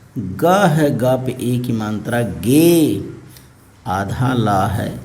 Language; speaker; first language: Hindi; native; Hindi